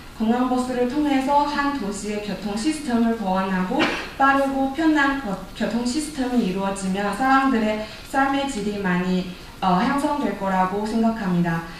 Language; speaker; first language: Korean; non-native, fluent; Chinese